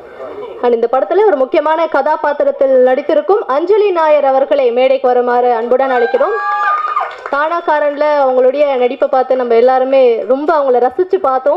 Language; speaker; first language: Tamil; native; Tamil